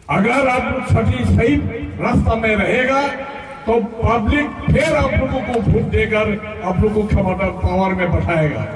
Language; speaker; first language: Hindi; non-native, local second language; Assamese